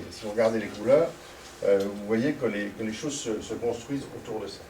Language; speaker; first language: French; native; French